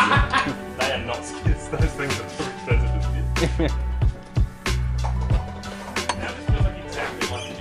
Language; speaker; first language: English; native; English